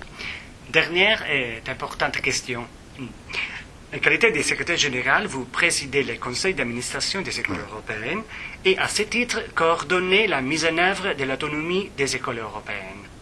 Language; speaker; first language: French; non-native, fluent; Italian